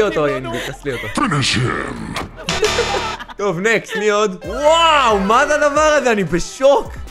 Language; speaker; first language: Hebrew; native; Hebrew